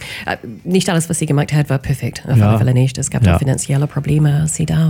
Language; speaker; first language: German; non-native, fluent; English